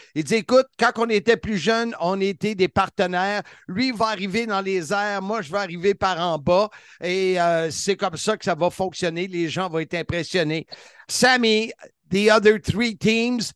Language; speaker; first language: French; native; French